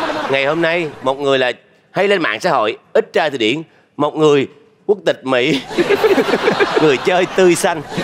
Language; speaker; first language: Vietnamese; native; Vietnamese